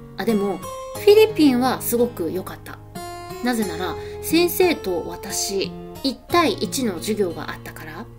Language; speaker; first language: Japanese; native; Japanese